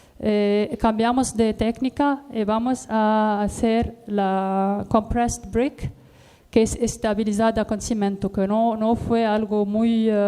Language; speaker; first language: Spanish; non-native, learner; Arabic